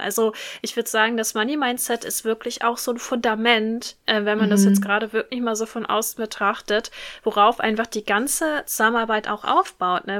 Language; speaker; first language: German; native; German